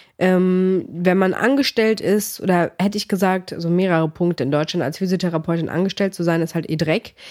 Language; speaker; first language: German; early bilingual, other home language; Greek